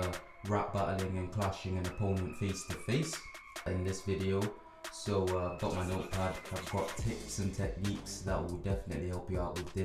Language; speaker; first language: English; native; English